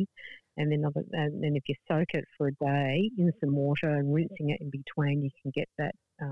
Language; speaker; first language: English; native; English